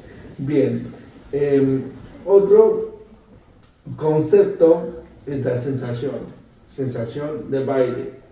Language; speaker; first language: Spanish; non-native, fluent; Chinese